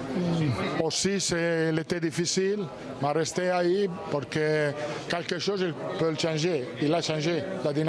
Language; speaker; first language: French; non-native, learner; Italian